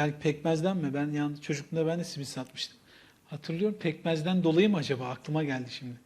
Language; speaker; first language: Turkish; native; Turkish